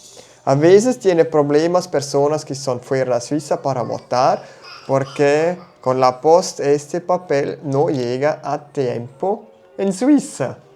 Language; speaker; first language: Spanish; non-native, learner; German